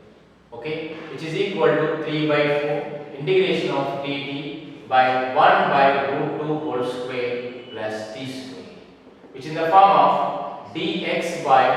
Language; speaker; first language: English; non-native, local second language; Kannada